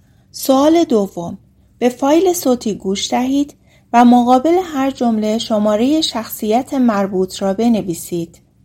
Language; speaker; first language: Persian; native; Persian